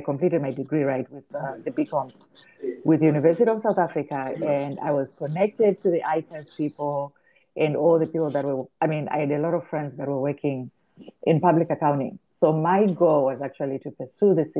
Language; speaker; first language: English; non-native, local second language; Shona